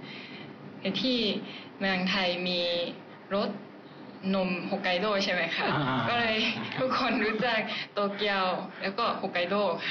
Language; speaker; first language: Thai; non-native, fluent; Japanese